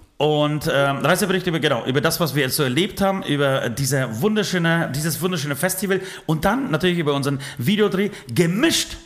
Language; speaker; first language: German; early bilingual, other home language; Polish